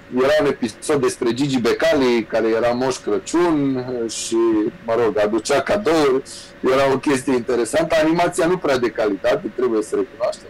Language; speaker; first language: Romanian; native; Romanian